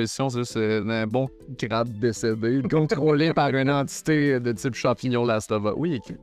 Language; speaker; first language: French; native; French